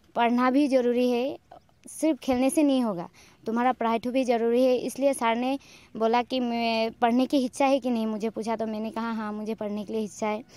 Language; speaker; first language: Hindi; non-native, local second language; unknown